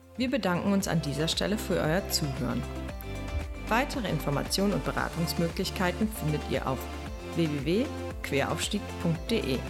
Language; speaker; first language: German; native; German